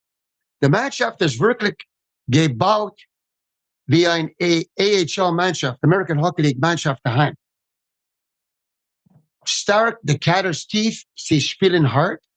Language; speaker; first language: German; non-native, fluent; English